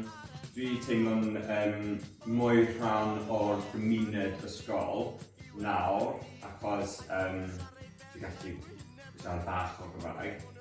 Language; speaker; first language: Welsh; non-native, learner; English